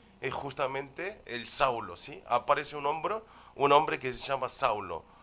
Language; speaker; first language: Spanish; non-native, fluent; Korean